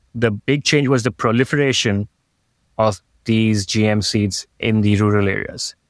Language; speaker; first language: English; non-native, local second language; Hindi